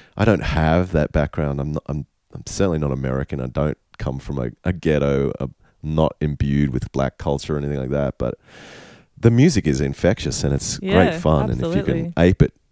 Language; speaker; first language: English; native; English